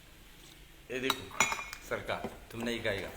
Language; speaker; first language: Hindi; non-native, learner; Pashto